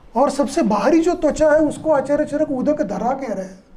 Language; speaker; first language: Hindi; non-native, local second language; Marathi